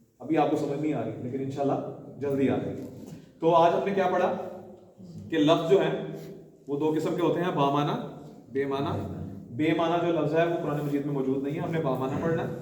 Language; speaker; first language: Urdu; non-native, local second language; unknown